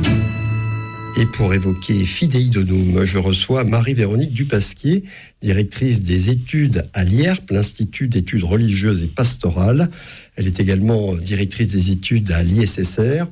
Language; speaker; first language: French; native; French